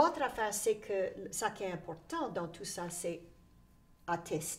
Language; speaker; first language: French; native; French